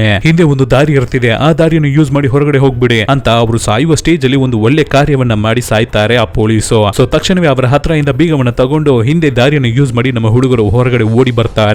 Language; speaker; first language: Kannada; native; Kannada